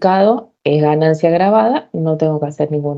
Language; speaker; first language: Spanish; native; Spanish